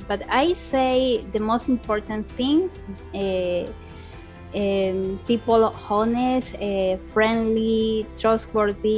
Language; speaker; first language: English; non-native, learner; Spanish